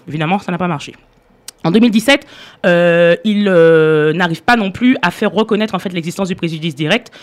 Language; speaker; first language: French; native; French